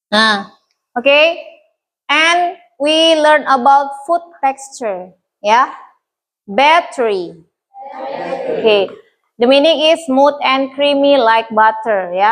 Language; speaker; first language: English; non-native, learner; Indonesian